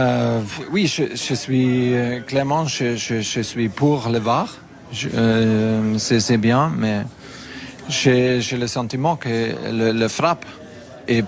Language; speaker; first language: French; non-native, fluent; German